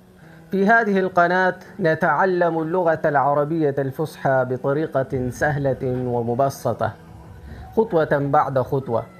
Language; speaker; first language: Arabic; non-native, fluent; Urdu